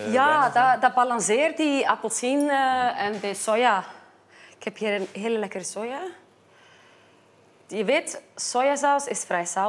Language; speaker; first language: Dutch; non-native, fluent; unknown